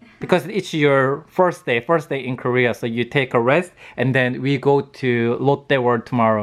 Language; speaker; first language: English; non-native, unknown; Korean